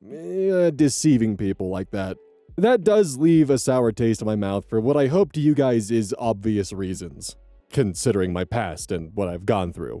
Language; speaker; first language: English; native; English